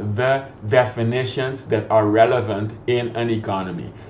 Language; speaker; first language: English; non-native, fluent; Papiamento